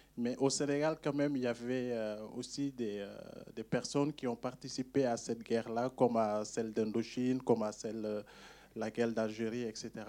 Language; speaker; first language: French; non-native, local second language; Wolof